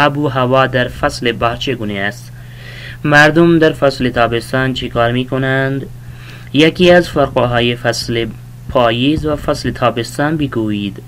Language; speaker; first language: Persian; non-native, fluent; Urdu